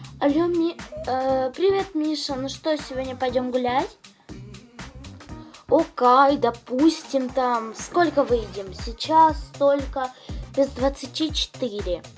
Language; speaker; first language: Russian; non-native, local second language; Ukrainian